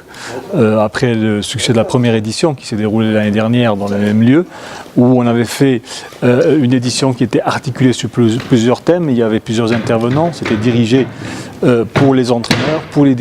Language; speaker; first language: French; non-native, local second language; Arabic